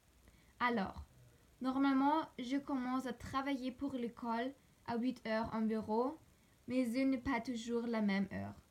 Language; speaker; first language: French; non-native, learner; German